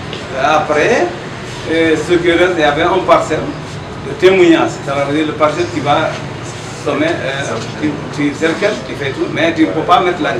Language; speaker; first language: French; non-native, local second language; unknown